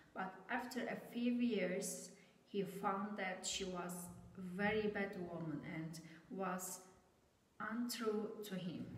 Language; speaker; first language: English; non-native, learner; Turkish